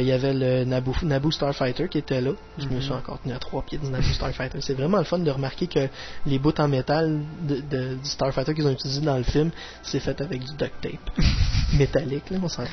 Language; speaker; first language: French; native; French